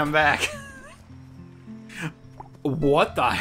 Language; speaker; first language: English; native; English